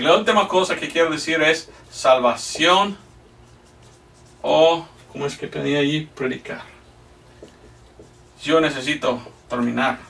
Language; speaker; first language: Spanish; non-native, fluent; English